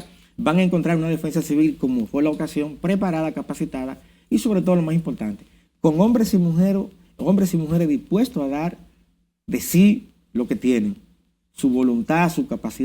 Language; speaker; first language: Spanish; native; Spanish